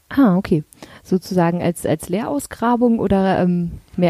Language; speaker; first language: German; native; German